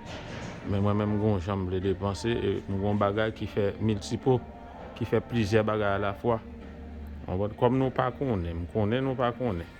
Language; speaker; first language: French; non-native, learner; Haitian Creole